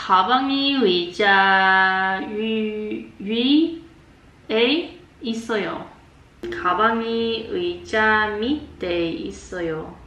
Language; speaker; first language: Korean; non-native, learner; English